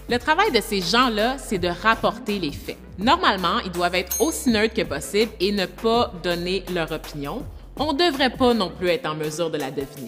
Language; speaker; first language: French; native; French